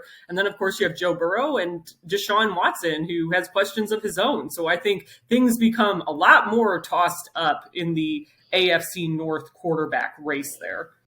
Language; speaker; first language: English; native; English